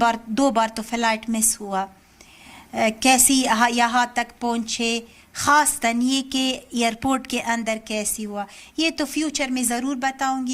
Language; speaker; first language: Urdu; non-native, learner; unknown